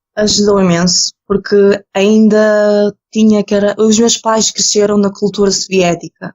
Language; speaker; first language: Portuguese; early bilingual, other home language; Ukrainian